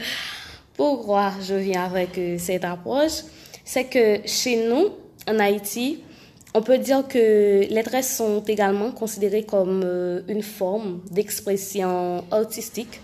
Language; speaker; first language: French; non-native, local second language; Haitian Creole